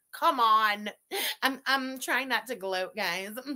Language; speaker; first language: English; early bilingual, other home language; French